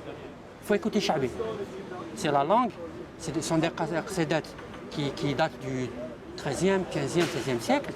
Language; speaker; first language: French; native; French